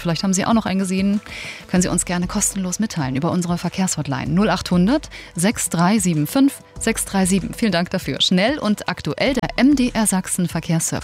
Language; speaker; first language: German; native; German